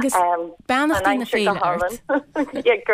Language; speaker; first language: Irish; native; Irish